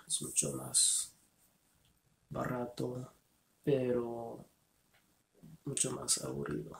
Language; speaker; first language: Spanish; non-native, learner; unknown